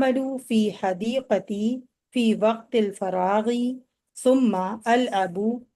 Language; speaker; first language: Arabic; non-native, learner; Urdu